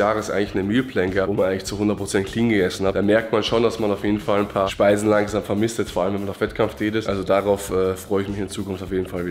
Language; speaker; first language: German; native; German